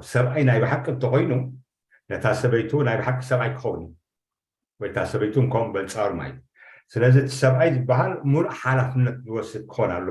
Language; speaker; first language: Tigrinya; native; Tigrinya